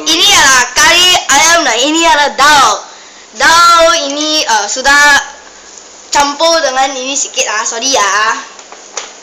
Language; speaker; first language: Indonesian; non-native, learner; Chinese